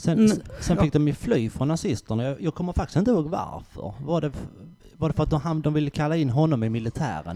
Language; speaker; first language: Swedish; native; Swedish